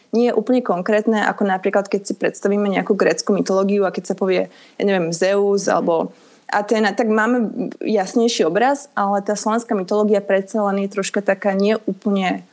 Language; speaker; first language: Slovak; native; Slovak